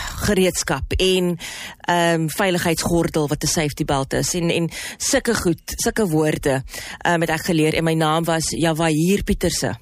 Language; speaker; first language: Afrikaans; non-native, local second language; English